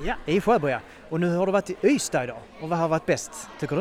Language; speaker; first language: Swedish; native; Swedish